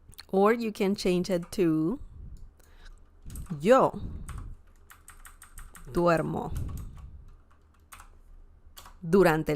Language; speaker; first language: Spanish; non-native, fluent; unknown